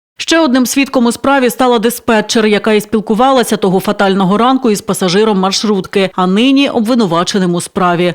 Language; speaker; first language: Ukrainian; native; Ukrainian